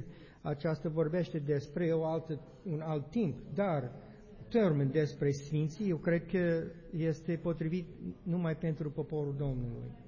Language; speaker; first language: Romanian; non-native, learner; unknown